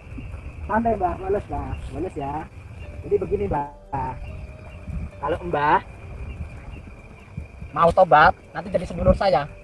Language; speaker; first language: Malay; non-native, local second language; Javanese